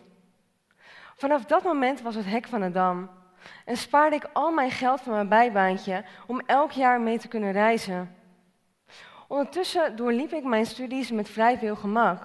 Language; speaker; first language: Dutch; native; Dutch